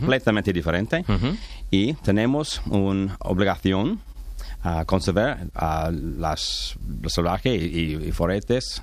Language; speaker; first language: Spanish; non-native, learner; English